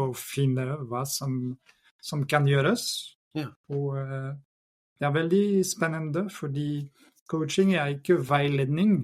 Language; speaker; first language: Norwegian; non-native, fluent; French